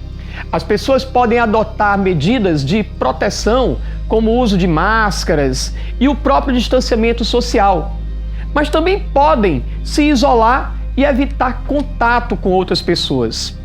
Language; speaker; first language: Portuguese; native; Portuguese